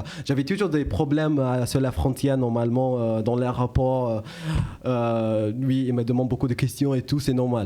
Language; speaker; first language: French; non-native, learner; English